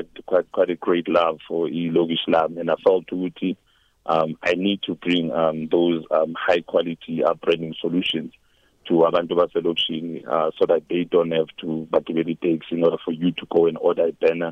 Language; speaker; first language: English; non-native, local second language; Zulu